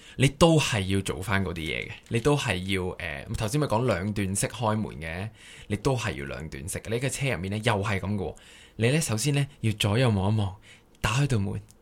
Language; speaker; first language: Cantonese; native; Cantonese